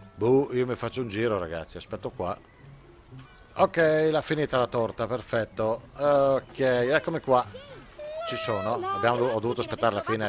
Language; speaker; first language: Italian; native; Italian